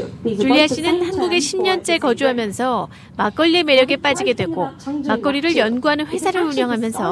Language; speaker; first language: Korean; native; Korean